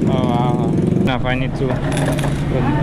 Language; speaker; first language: English; non-native, learner; Slovak